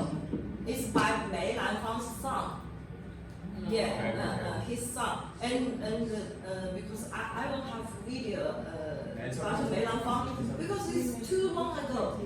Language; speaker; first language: English; non-native, learner; Chinese